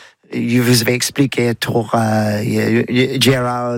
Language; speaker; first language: French; non-native, learner; English